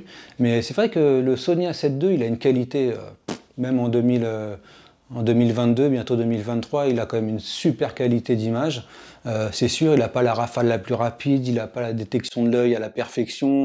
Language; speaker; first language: French; native; French